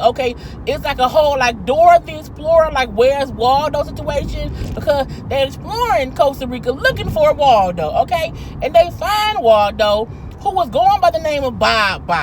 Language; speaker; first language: English; native; English